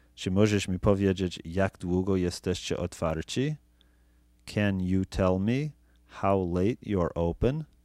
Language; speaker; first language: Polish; non-native, fluent; English